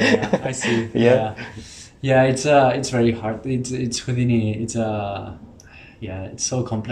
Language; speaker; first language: English; non-native, fluent; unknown